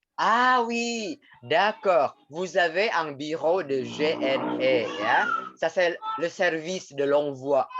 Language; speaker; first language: French; non-native, fluent; Indonesian